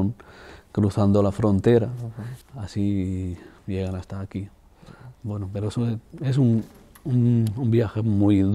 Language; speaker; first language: Spanish; non-native, fluent; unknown